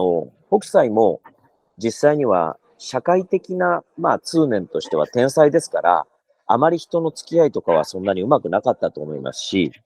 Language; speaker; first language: Japanese; native; Japanese